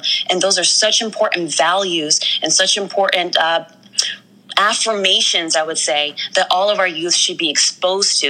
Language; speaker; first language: English; native; English